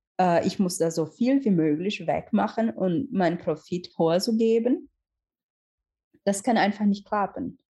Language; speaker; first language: German; non-native, learner; Portuguese